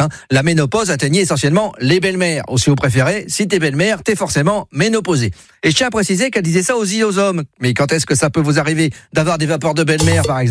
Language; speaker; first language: French; native; French